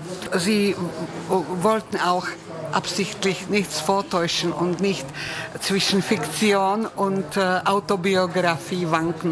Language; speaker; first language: German; non-native, fluent; Czech